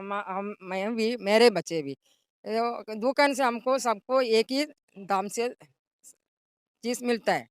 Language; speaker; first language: Hindi; non-native, local second language; Malayalam